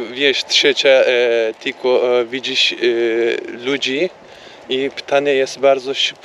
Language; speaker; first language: Polish; non-native, learner; Turkish